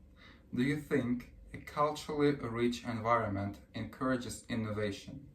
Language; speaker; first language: English; early bilingual, other home language; Russian